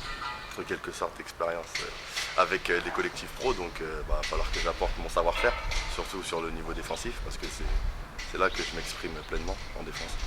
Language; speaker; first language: French; native; French